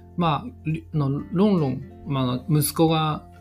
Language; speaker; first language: Japanese; non-native, fluent; Chinese